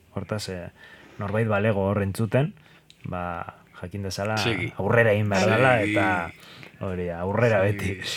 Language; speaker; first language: Basque; non-native, local second language; Spanish